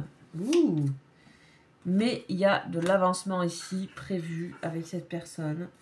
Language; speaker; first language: French; native; French